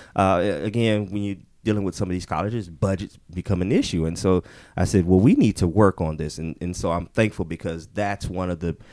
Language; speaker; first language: English; native; English